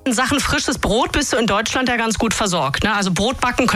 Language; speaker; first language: German; native; German